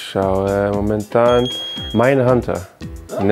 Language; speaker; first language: German; non-native, learner; French